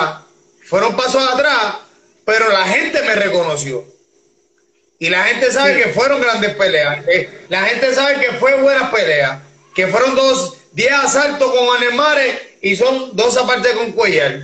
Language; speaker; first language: Spanish; native; Spanish